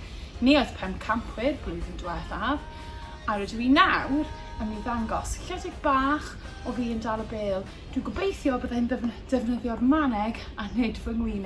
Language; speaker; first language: Welsh; native; Welsh